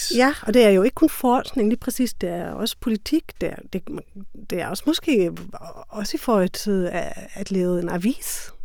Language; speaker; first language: Danish; non-native, fluent; German